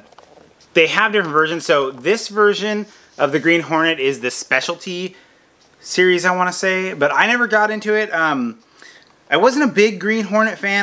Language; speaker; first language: English; native; English